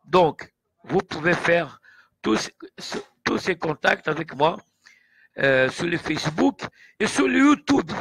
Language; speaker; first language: French; non-native, learner; Portuguese